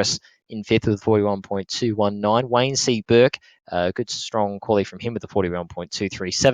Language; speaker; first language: English; native; English